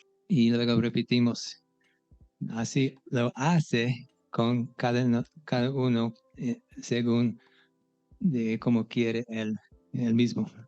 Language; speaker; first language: Spanish; non-native, local second language; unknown